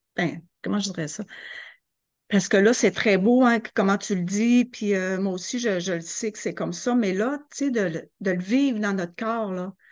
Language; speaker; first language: French; native; French